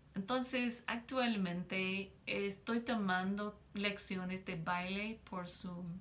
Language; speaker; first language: Spanish; non-native, fluent; English